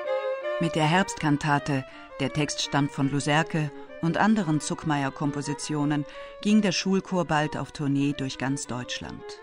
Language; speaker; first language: German; native; German